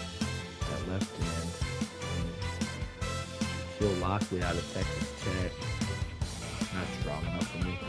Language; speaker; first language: English; native; English